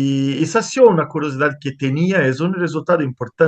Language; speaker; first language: Spanish; non-native, fluent; Portuguese